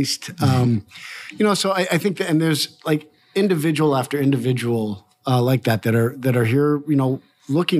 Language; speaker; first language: English; native; English